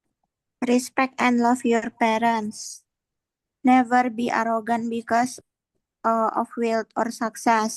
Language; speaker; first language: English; non-native, learner; Indonesian